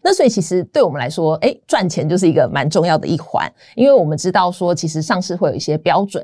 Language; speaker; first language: Chinese; native; Chinese